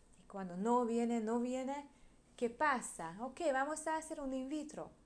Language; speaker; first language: Spanish; non-native, learner; Hungarian